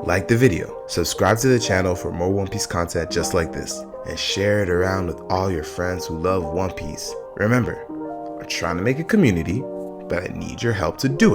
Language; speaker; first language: English; native; English